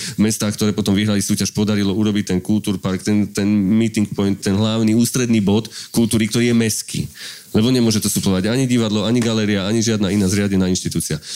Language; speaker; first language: Slovak; native; Slovak